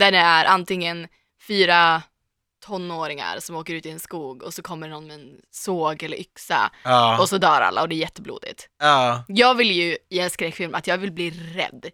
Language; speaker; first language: Swedish; native; Swedish